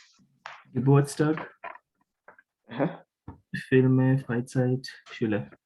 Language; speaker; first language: German; non-native, learner; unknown